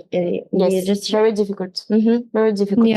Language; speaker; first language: English; non-native, learner; French